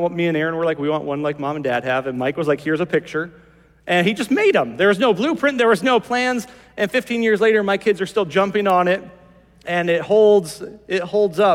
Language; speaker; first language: English; native; English